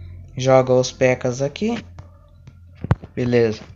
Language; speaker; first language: Portuguese; native; Portuguese